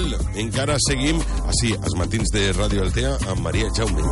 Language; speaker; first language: Catalan; native; Catalan